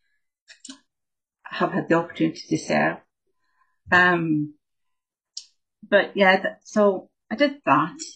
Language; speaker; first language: English; native; English